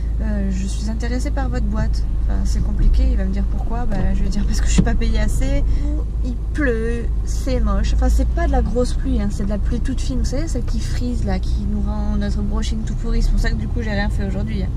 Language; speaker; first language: French; native; French